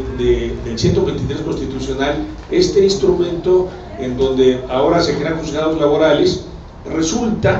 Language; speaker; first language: Spanish; native; Spanish